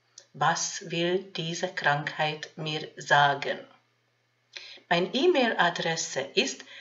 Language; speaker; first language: German; non-native, fluent; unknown